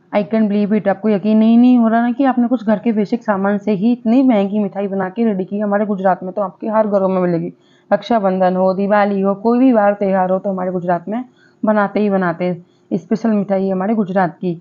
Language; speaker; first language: Hindi; non-native, local second language; Gujarati